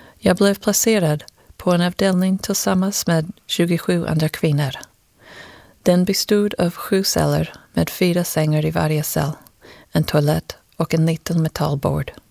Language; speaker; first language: Swedish; non-native, fluent; English